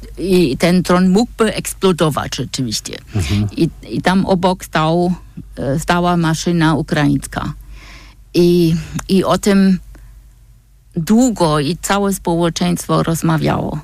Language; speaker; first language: Polish; non-native, fluent; German